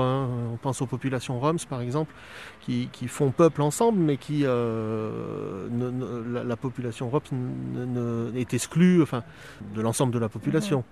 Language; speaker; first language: French; native; French